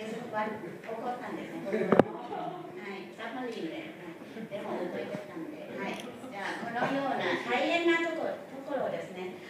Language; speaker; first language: Japanese; non-native, fluent; Thai